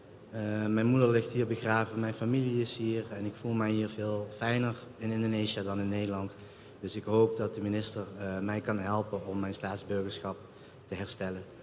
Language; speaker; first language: Dutch; early bilingual, other home language; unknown